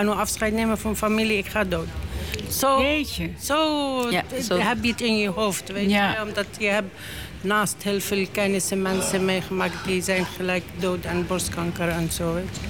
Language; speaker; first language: Dutch; non-native, learner; Arabic